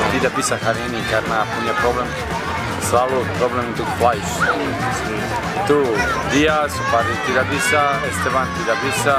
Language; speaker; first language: Indonesian; non-native, learner; Serbian